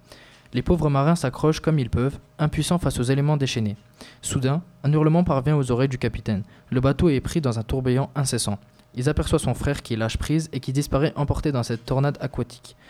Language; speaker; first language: French; native; French